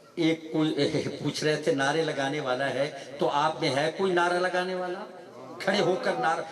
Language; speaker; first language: Urdu; non-native, local second language; Saraiki